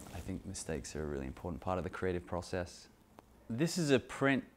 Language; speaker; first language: English; native; English